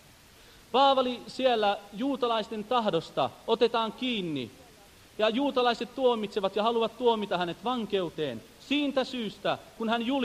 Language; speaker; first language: Finnish; native; Finnish